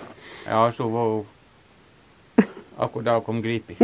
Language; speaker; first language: Portuguese; non-native, learner; Norwegian